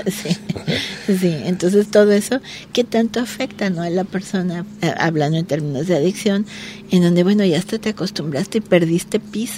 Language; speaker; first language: Spanish; native; Spanish